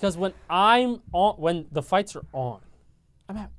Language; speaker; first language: English; native; English